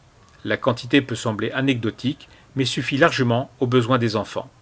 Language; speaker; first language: French; native; French